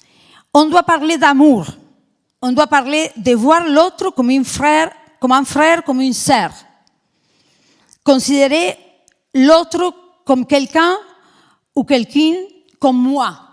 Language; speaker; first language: French; non-native, fluent; Spanish